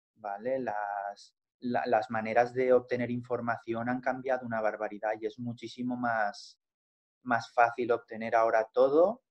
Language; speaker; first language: Spanish; native; Spanish